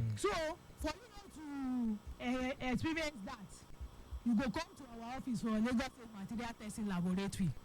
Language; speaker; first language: Nigerian Pidgin; non-native, local second language; Yoruba